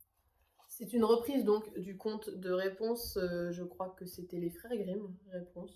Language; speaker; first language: French; native; French